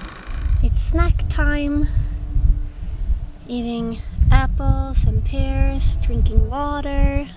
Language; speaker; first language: English; non-native, fluent; Swedish